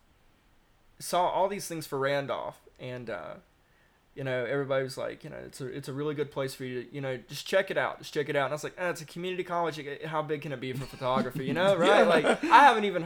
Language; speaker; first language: English; native; English